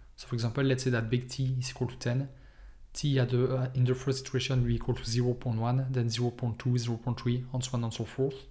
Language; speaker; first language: English; non-native, fluent; French